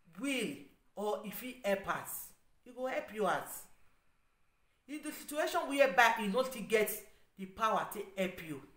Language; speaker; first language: Nigerian Pidgin; non-native, local second language; Bini